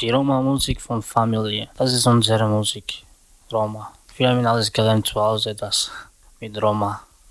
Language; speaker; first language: German; non-native, learner; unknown